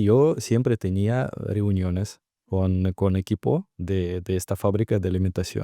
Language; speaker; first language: Spanish; non-native, fluent; Russian